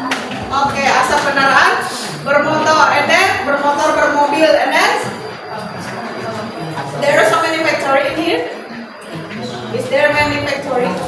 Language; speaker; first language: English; non-native, learner; Indonesian